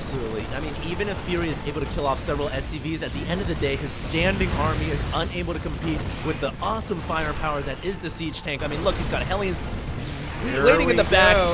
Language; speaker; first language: English; native; English